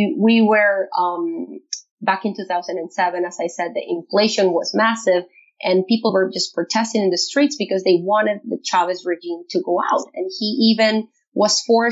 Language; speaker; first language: English; non-native, fluent; Spanish